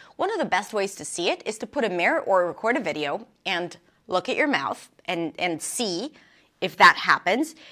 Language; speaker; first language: English; non-native, fluent; Hebrew